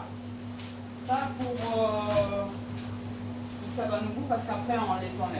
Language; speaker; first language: French; non-native, fluent; Portuguese